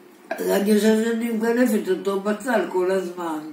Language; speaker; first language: Hebrew; non-native, fluent; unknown